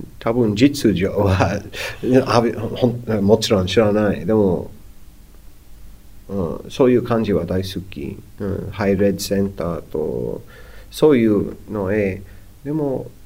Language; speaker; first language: Japanese; non-native, learner; English